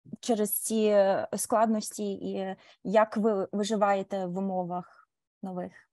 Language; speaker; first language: Ukrainian; early bilingual, heritage; Ukrainian